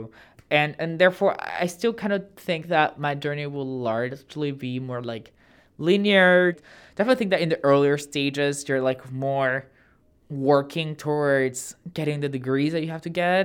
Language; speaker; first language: English; non-native, fluent; Spanish